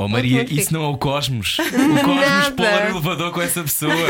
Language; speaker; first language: Portuguese; native; Portuguese